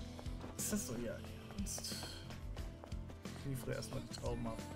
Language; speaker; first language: German; native; German